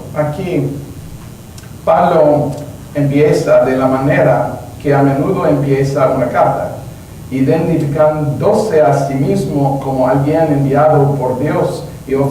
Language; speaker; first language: Spanish; non-native, learner; English